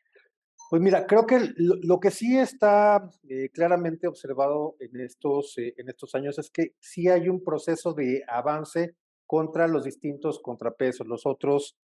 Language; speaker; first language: Spanish; native; Spanish